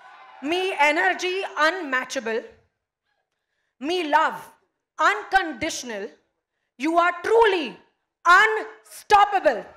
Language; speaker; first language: Telugu; non-native, learner; Hindi